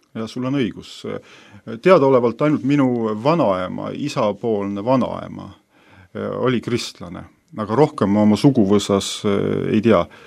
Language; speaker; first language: Estonian; native; Estonian